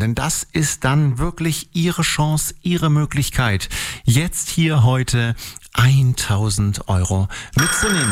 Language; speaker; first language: German; native; German